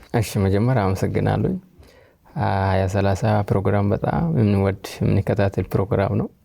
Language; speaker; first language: Amharic; non-native, local second language; Oromo